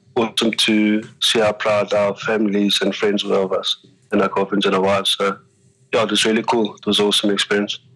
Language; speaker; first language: English; native; English